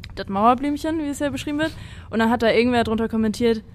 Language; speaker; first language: German; native; German